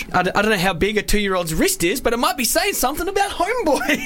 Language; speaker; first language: English; native; English